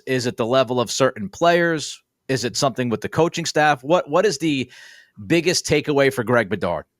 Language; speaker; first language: English; native; English